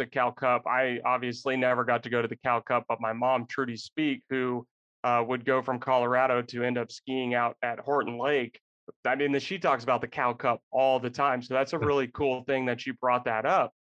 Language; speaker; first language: English; native; English